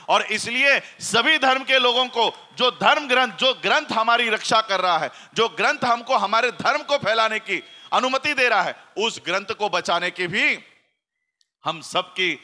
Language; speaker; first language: Hindi; native; Hindi